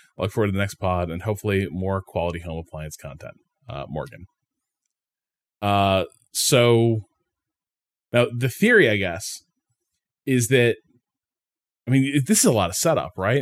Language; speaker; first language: English; native; English